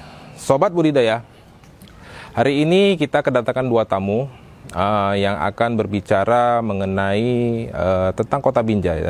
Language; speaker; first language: Indonesian; native; Indonesian